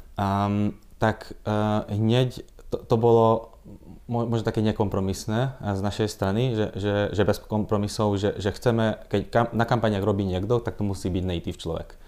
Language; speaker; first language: Slovak; non-native, local second language; Hungarian